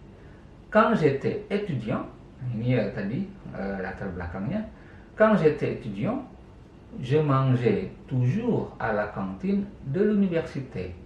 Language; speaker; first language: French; non-native, fluent; Indonesian